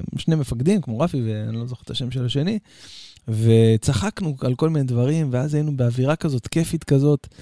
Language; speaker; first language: Hebrew; native; Hebrew